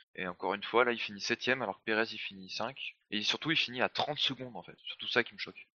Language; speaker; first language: French; native; French